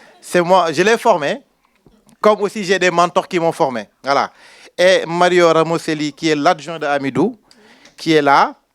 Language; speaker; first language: French; non-native, local second language; Wolof